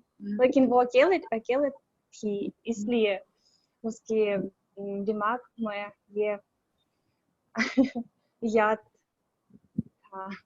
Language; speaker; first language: Hindi; non-native, learner; Russian